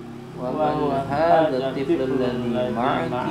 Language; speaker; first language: Arabic; non-native, learner; Indonesian